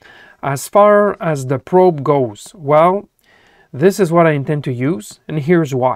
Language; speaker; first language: English; non-native, local second language; French